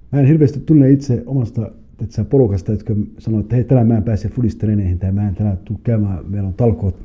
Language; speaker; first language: Finnish; early bilingual, other home language; Somali